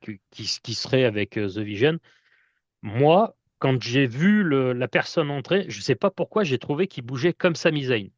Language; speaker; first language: French; native; French